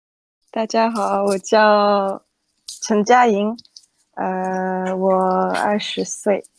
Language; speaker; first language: Chinese; non-native, learner; French